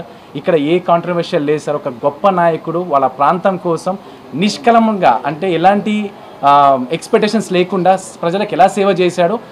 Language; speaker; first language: Telugu; native; Telugu